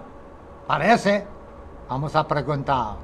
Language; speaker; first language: Spanish; non-native, fluent; English